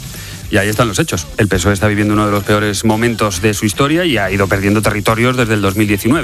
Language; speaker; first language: Spanish; native; Spanish